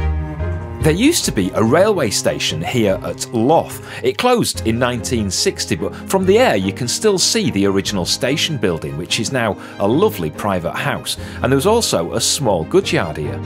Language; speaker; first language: English; native; English